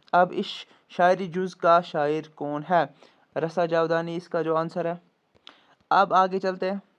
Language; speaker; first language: Urdu; non-native, local second language; Kashmiri